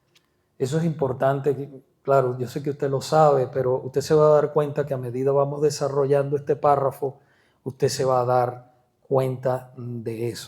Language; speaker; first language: Spanish; native; Spanish